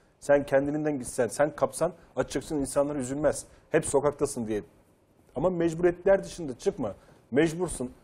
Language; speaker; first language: Turkish; native; Turkish